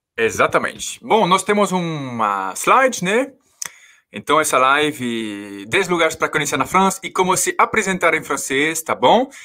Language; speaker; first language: Portuguese; non-native, fluent; French